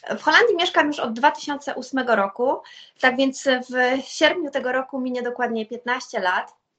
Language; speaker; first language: Polish; native; Polish